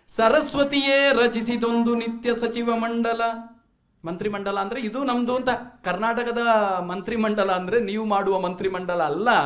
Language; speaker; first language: Kannada; non-native, local second language; Malayalam